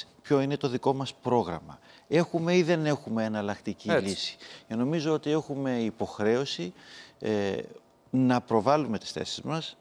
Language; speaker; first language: Greek; native; Greek